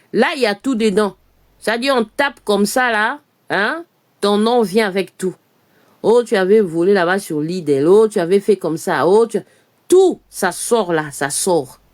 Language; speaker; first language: French; non-native, local second language; Lingala